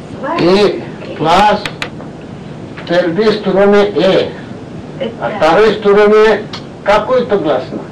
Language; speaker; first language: Russian; non-native, learner; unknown